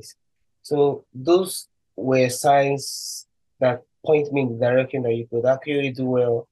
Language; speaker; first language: English; non-native, local second language; Igbo